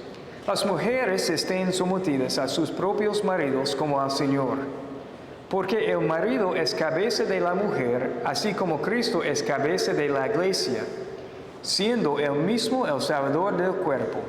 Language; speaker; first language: Spanish; non-native, fluent; English